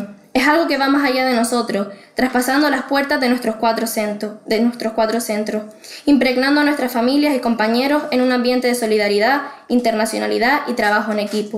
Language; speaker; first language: Spanish; native; Spanish